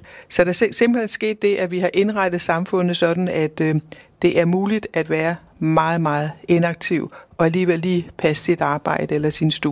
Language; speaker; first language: Danish; native; Danish